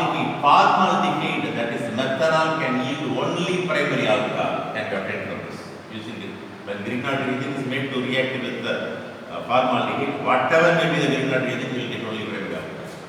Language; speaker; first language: English; non-native, local second language; Tamil